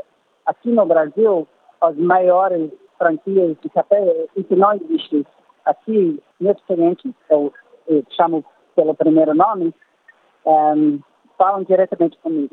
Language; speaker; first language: Portuguese; non-native, fluent; English